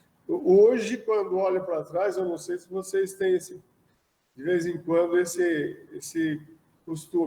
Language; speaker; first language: Portuguese; native; Portuguese